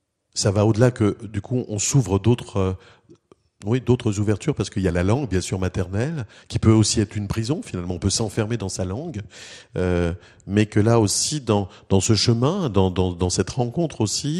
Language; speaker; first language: French; native; French